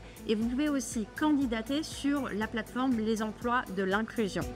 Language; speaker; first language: French; native; French